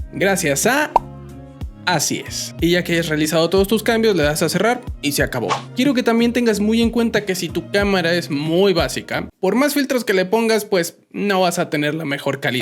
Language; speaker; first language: Spanish; native; Spanish